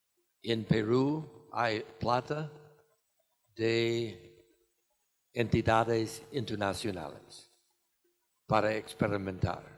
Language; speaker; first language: Spanish; non-native, fluent; English